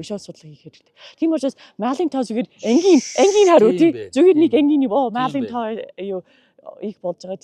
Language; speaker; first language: Mongolian; non-native, learner; English